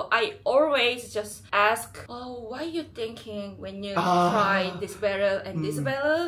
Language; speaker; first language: English; non-native, learner; Korean